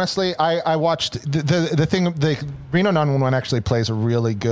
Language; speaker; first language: English; native; English